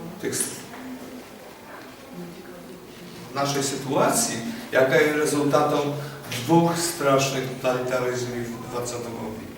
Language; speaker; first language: Polish; non-native, learner; Ukrainian